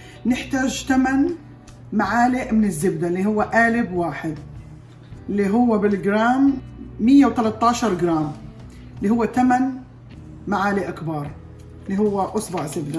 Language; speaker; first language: Arabic; native; Arabic